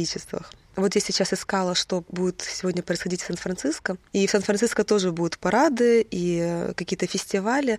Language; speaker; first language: Russian; native; Russian